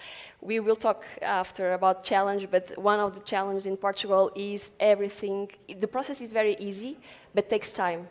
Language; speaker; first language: English; non-native, fluent; Portuguese